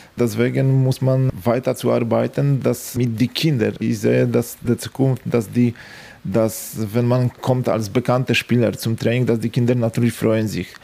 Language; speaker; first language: German; non-native, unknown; Polish